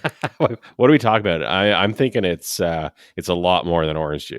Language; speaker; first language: English; native; English